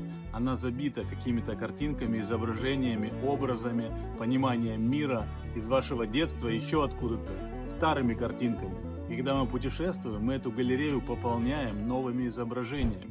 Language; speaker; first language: Russian; native; Russian